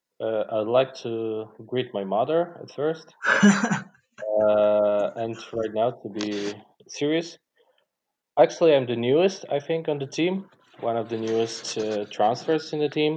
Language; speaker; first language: English; non-native, fluent; Polish